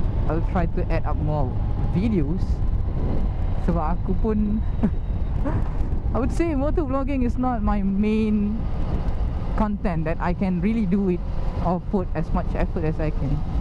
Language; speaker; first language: English; non-native, local second language; Malay